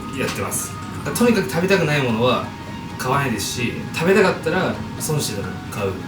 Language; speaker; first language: Japanese; native; Japanese